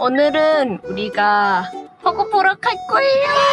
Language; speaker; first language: Korean; non-native, learner; Thai